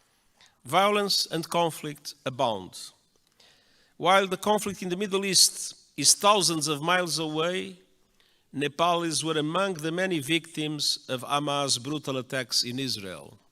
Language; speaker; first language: English; non-native, fluent; Portuguese